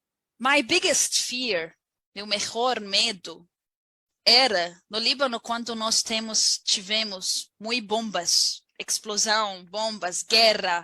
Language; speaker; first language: Portuguese; non-native, learner; Arabic